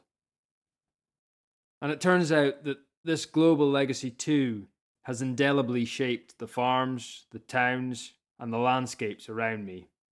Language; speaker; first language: English; native; English